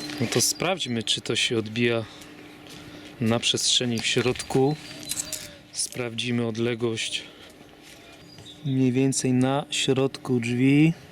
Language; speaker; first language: Polish; native; Polish